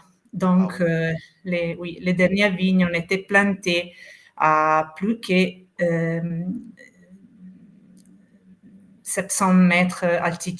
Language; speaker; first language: French; non-native, fluent; Italian